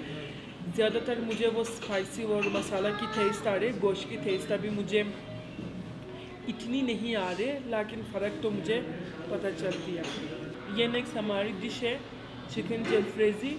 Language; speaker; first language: Hindi; non-native, fluent; Turkish